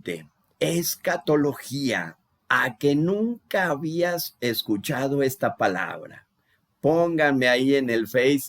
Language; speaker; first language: Spanish; native; Spanish